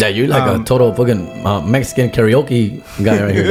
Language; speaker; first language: English; native; English